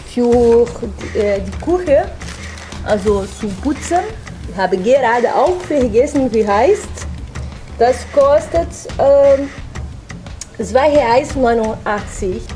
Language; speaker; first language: German; non-native, learner; Portuguese